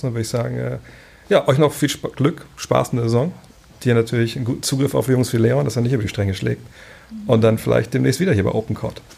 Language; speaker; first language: German; native; German